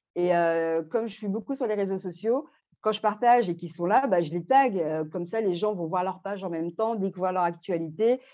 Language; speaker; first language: French; native; French